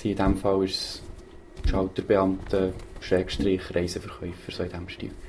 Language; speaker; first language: German; native; German